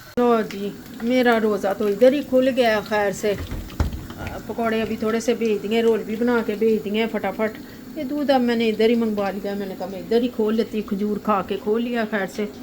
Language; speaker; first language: Urdu; non-native, local second language; Punjabi